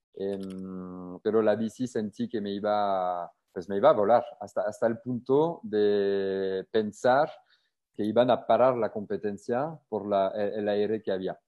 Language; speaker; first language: Spanish; non-native, fluent; French